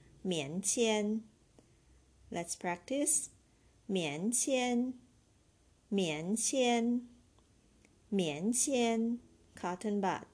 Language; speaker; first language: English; non-native, fluent; Chinese